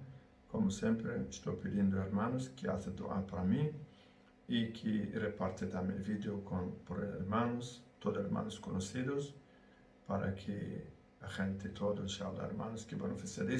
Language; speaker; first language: Spanish; non-native, learner; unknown